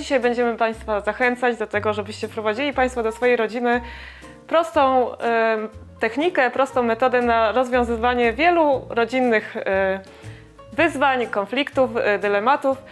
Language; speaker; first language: Polish; native; Polish